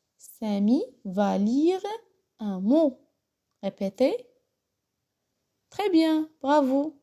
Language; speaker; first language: French; non-native, local second language; Arabic